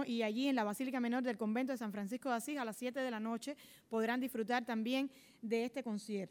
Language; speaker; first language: Spanish; native; Spanish